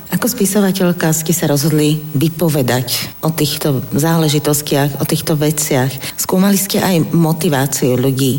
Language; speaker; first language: Slovak; native; Slovak